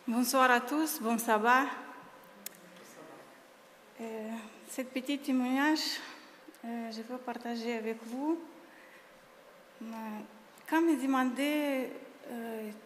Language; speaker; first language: French; non-native, learner; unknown